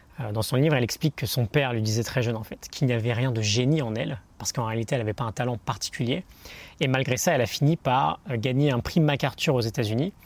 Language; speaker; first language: French; native; French